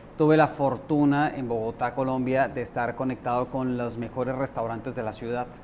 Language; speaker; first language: Spanish; native; Spanish